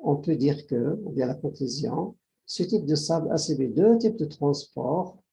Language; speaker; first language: French; non-native, local second language; Arabic